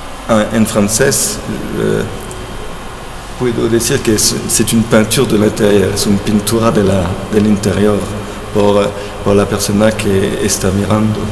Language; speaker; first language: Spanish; non-native, learner; French